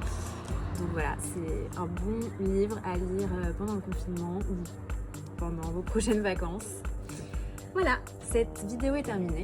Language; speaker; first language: French; native; French